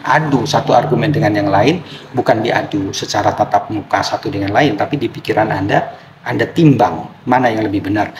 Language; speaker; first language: Indonesian; native; Indonesian